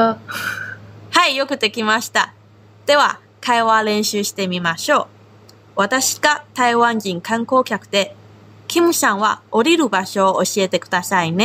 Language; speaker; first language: Japanese; non-native, fluent; Chinese